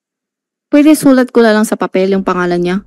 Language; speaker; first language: Filipino; non-native, learner; Chinese